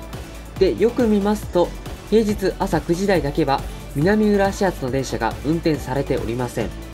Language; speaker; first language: Japanese; native; Japanese